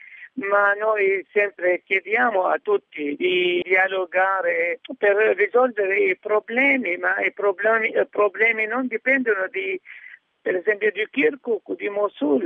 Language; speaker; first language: Italian; non-native, fluent; Arabic